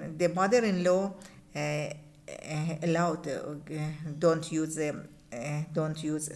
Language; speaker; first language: English; non-native, learner; Persian